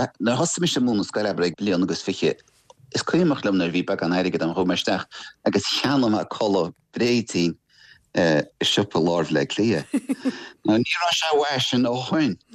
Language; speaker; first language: Irish; non-native, local second language; English